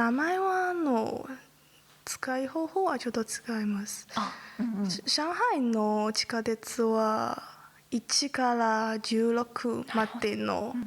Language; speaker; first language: Japanese; non-native, learner; Chinese